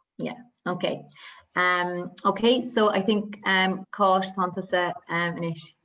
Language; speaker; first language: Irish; native; Irish